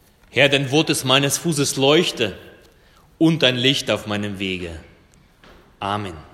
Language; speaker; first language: German; non-native, fluent; Russian